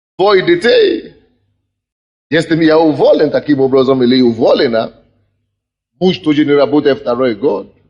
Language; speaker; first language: Russian; non-native, fluent; Yoruba